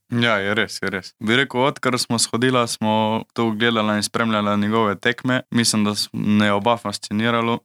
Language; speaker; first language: Slovenian; native; Slovenian